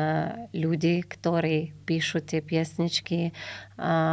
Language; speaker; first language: Slovak; non-native, learner; Ukrainian